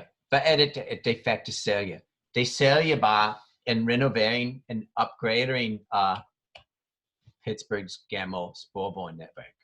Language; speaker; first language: Danish; non-native, fluent; English